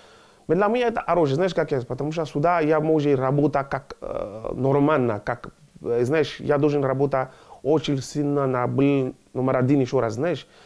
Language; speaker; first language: Russian; non-native, learner; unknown